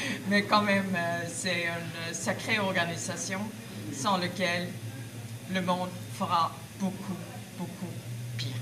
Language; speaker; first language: French; non-native, fluent; Swedish